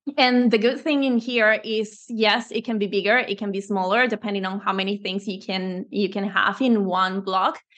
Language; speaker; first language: English; non-native, fluent; Spanish